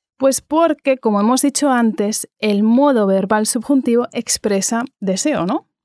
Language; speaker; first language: Spanish; native; Spanish